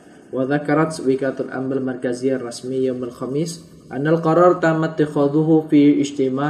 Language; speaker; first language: Arabic; non-native, fluent; Indonesian